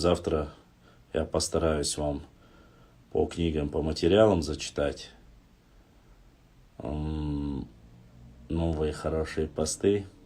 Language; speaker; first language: Russian; non-native, local second language; Chechen